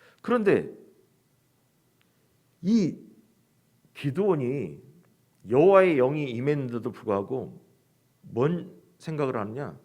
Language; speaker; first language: Korean; native; Korean